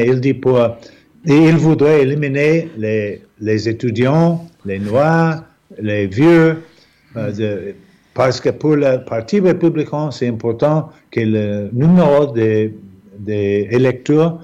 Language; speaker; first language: French; non-native, fluent; English